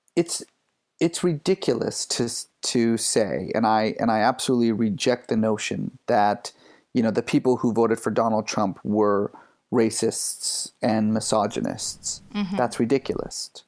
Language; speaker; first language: English; early bilingual, other home language; Persian